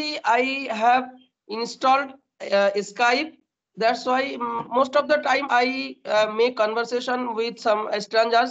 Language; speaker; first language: English; non-native, learner; Bangla